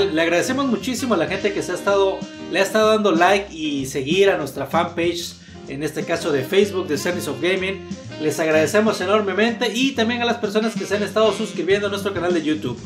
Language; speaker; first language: Spanish; native; Spanish